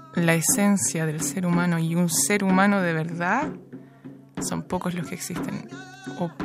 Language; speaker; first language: Spanish; native; Spanish